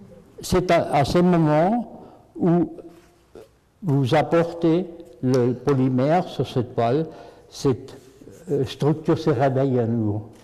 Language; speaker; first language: French; non-native, fluent; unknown